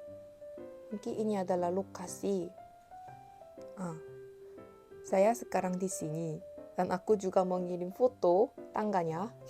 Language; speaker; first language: Indonesian; non-native, learner; Korean